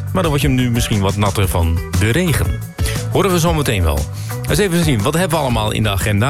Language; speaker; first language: Dutch; native; Dutch